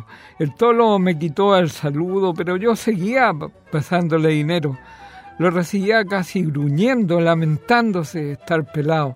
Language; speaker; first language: Spanish; native; Spanish